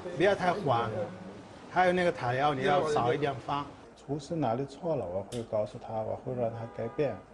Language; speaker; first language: Chinese; non-native, learner; Arabic